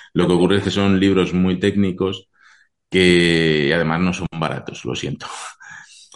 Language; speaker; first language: Spanish; native; Spanish